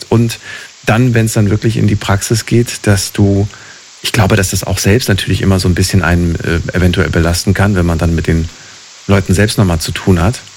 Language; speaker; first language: German; native; German